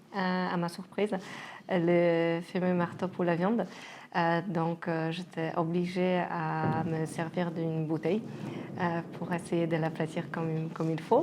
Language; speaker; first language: French; non-native, fluent; Polish